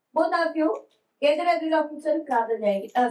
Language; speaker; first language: Telugu; native; Telugu